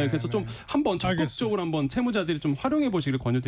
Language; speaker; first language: Korean; native; Korean